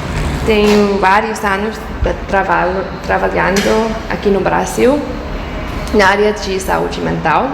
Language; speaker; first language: Portuguese; non-native, fluent; English